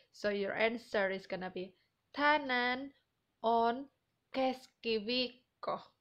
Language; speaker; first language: Finnish; non-native, learner; Indonesian